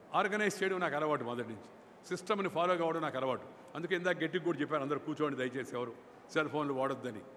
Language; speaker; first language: Telugu; native; Telugu